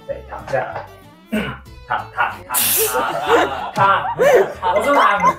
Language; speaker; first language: Chinese; native; Chinese